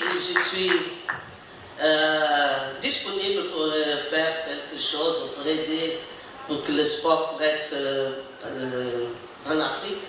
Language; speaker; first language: French; non-native, learner; Portuguese